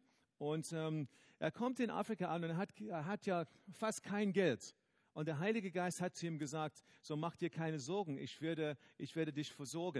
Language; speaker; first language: German; non-native, fluent; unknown